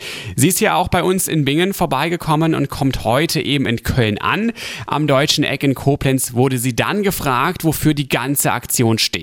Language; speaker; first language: German; native; German